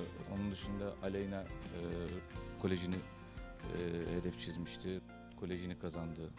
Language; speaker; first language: Turkish; native; Turkish